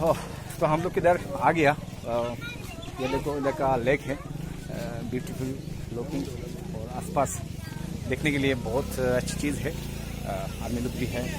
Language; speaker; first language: Hindi; non-native, learner; Bangla